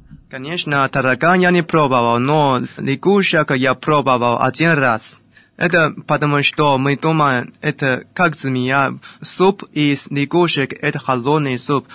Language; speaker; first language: Russian; non-native, learner; Chinese